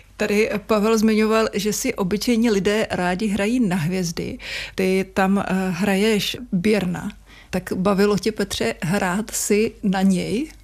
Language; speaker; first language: Czech; native; Czech